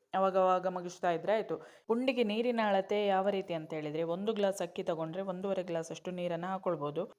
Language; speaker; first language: Kannada; non-native, local second language; Konkani